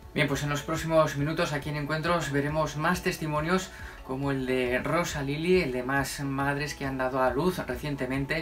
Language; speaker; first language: Spanish; native; Spanish